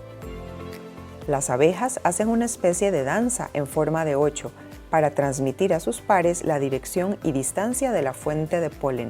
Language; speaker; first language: Spanish; native; Spanish